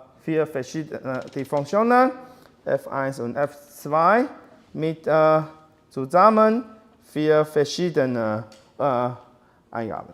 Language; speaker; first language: German; non-native, learner; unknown